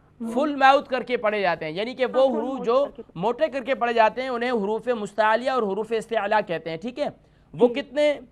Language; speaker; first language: Urdu; native; Urdu